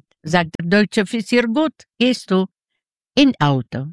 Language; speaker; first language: German; non-native, learner; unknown